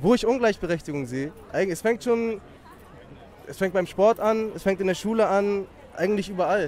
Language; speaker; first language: German; native; German